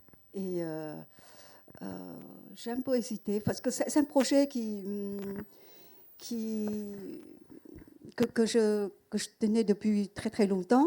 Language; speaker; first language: French; non-native, fluent; Vietnamese